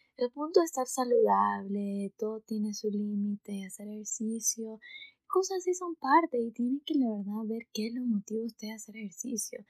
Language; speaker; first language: Spanish; early bilingual, heritage; Spanish